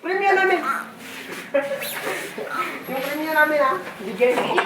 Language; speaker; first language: Filipino; non-native, local second language; Cebuano